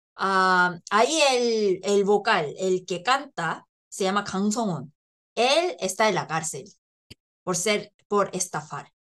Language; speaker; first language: Spanish; non-native, fluent; Korean